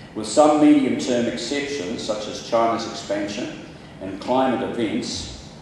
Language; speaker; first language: English; native; English